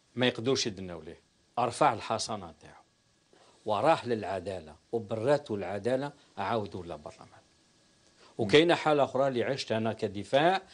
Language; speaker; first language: Arabic; native; Arabic